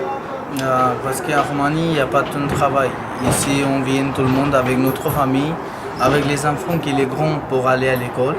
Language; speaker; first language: French; non-native, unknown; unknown